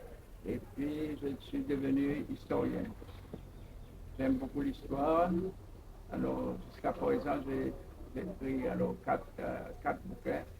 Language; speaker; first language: French; non-native, local second language; Seselwa Creole French